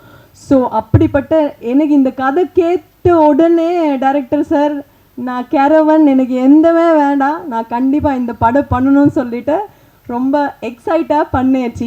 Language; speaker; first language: Tamil; non-native, learner; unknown